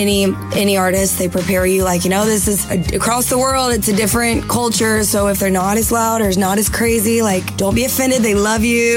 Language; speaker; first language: English; native; English